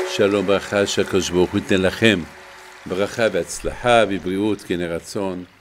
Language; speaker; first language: Hebrew; non-native, fluent; French